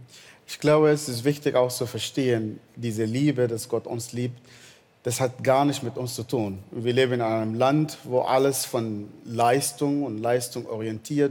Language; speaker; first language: German; non-native, fluent; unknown